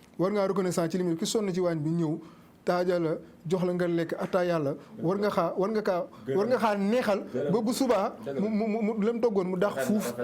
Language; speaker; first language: Wolof; native; Wolof